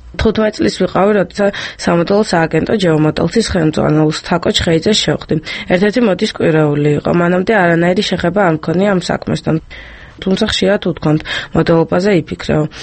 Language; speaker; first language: Georgian; early bilingual, other home language; French